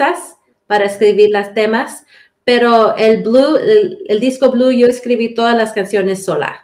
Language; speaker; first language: Spanish; early bilingual, heritage; Spanish